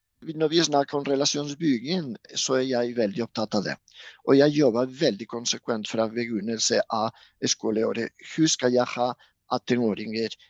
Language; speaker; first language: Norwegian; non-native, fluent; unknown